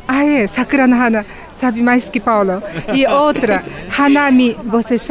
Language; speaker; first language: Portuguese; non-native, fluent; Japanese